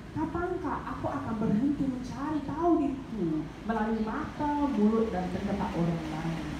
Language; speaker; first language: Indonesian; non-native, fluent; English